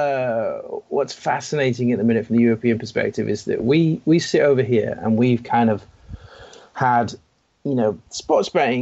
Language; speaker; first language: English; native; English